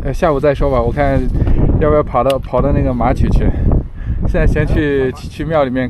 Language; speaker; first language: Chinese; native; Chinese